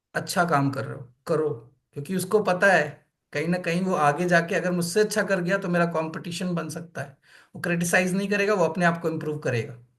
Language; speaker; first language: Hindi; native; Hindi